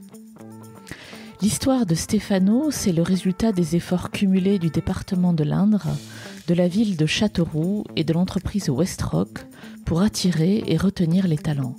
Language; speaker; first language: French; native; French